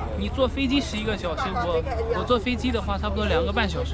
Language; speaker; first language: Chinese; native; Chinese